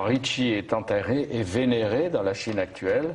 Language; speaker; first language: French; native; French